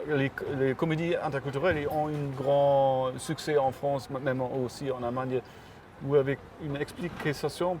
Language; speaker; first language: French; non-native, learner; German